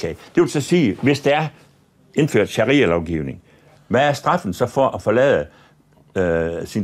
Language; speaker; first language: Danish; native; Danish